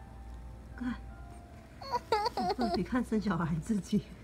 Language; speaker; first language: Chinese; native; Chinese